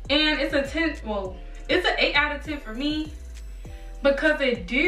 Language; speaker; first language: English; native; English